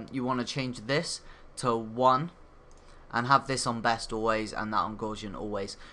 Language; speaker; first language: English; native; English